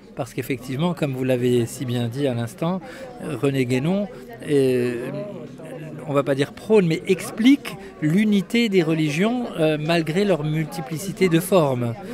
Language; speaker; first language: French; early bilingual, other home language; Arabic